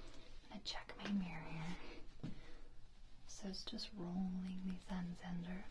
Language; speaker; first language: English; native; English